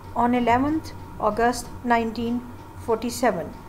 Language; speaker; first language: English; non-native, local second language; Hindi